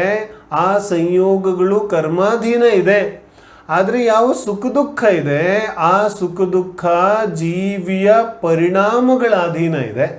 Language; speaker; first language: Kannada; non-native, local second language; Hindi